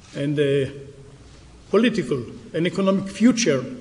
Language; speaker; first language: English; non-native, fluent; Hebrew